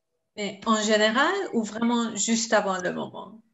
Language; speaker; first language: French; non-native, fluent; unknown